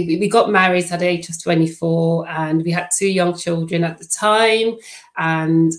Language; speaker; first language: English; non-native, fluent; Dutch